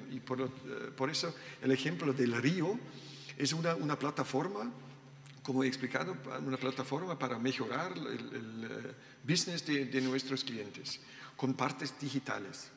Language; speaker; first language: Spanish; non-native, learner; German